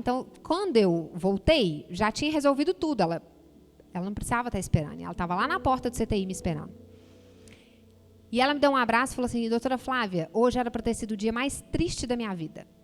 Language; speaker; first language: Portuguese; native; Portuguese